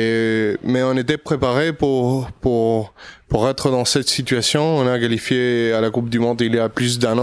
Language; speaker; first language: French; non-native, fluent; Spanish